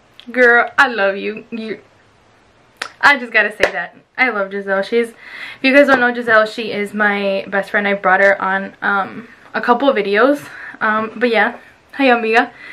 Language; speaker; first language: English; early bilingual, other home language; Spanish